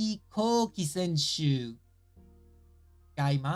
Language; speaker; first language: Japanese; non-native, learner; English